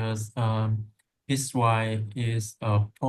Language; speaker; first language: English; non-native, learner; Vietnamese